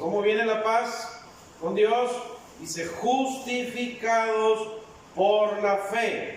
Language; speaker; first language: Spanish; native; Spanish